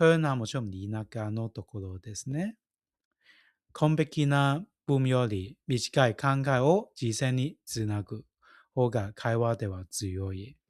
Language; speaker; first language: Japanese; non-native, fluent; Cantonese